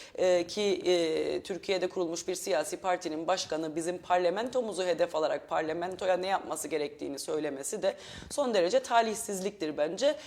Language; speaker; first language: Turkish; native; Turkish